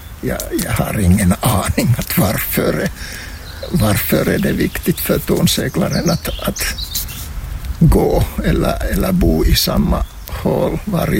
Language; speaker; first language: Swedish; non-native, local second language; Finnish